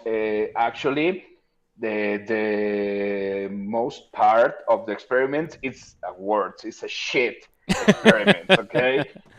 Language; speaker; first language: English; non-native, learner; Spanish